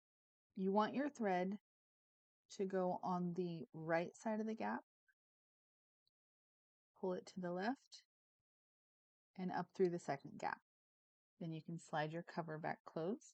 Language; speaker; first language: English; native; English